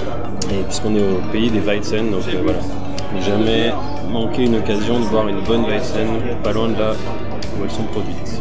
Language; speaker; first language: French; native; French